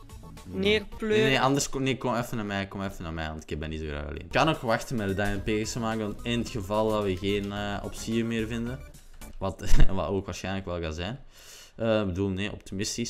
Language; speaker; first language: Dutch; native; Dutch